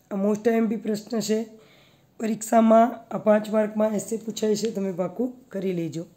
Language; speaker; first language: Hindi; non-native, local second language; Gujarati